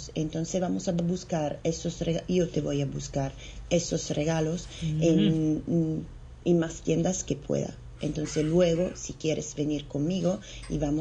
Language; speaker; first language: Spanish; non-native, fluent; Italian